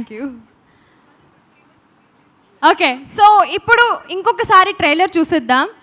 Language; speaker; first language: Telugu; native; Telugu